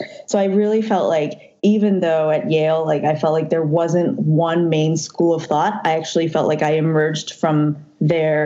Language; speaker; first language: English; non-native, local second language; Cantonese